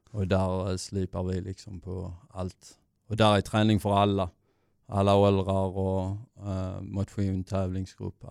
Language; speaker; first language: Swedish; native; Swedish